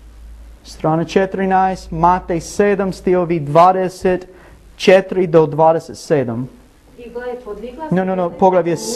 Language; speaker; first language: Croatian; non-native, learner; English